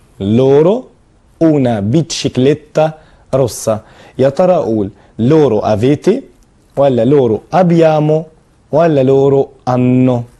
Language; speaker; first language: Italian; non-native, fluent; Arabic